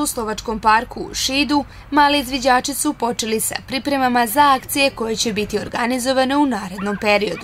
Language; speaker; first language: Serbian; native; Serbian